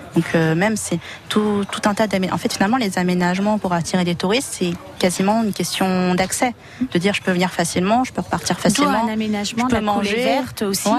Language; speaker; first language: French; native; French